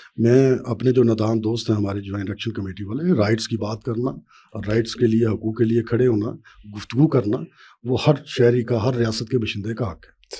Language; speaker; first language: Urdu; non-native, local second language; Punjabi